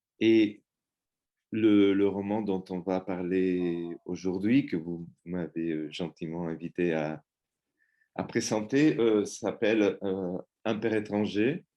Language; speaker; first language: French; non-native, fluent; Spanish